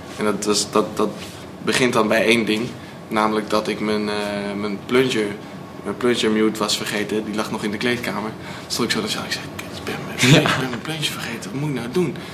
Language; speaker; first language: Dutch; native; Dutch